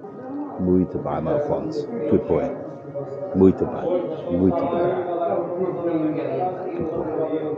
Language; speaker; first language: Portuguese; non-native, learner; English